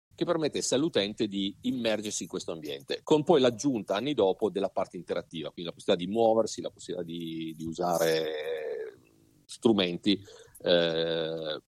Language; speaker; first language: Italian; native; Italian